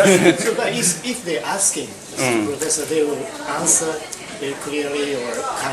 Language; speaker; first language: English; non-native, learner; Japanese